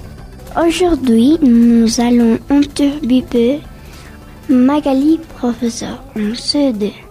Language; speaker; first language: French; non-native, learner; Spanish